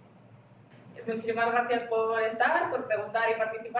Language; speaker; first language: Spanish; native; Spanish